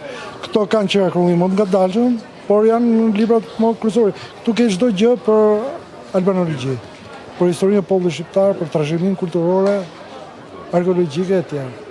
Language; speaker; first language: Albanian; native; Albanian